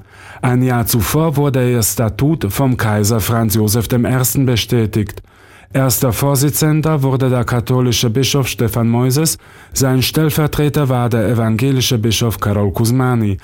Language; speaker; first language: German; non-native, fluent; Slovak